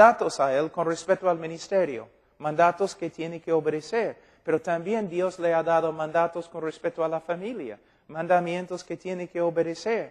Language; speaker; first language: Spanish; non-native, fluent; English